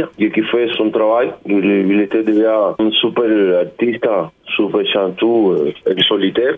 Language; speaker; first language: French; non-native, learner; Spanish